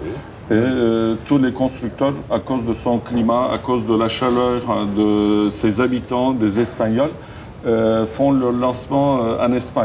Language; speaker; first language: French; non-native, fluent; Turkish